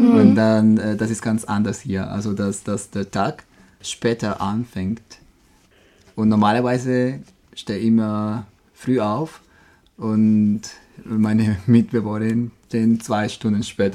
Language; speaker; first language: German; non-native, fluent; Spanish